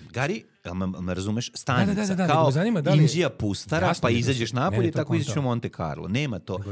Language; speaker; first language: Serbian; native; Serbian